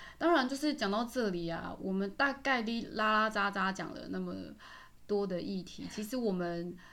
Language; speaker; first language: Chinese; native; Chinese